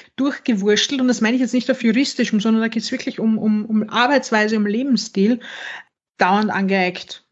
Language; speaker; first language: German; native; German